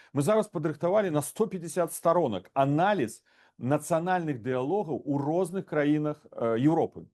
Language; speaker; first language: Belarusian; non-native, local second language; Russian